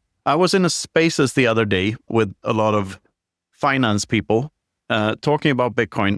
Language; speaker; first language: English; non-native, fluent; Swedish